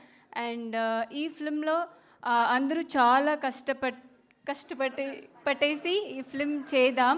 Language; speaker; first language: Telugu; non-native, learner; Tamil